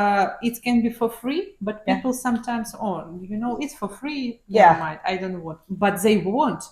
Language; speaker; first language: English; non-native, learner; Ukrainian